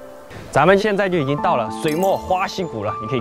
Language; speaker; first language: Chinese; native; Chinese